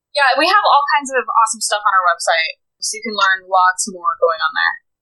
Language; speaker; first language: English; native; English